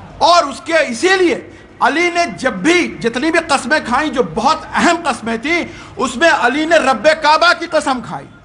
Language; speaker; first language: Urdu; native; Urdu